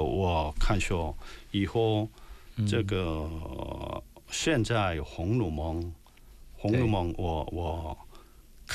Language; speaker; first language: Chinese; non-native, learner; Korean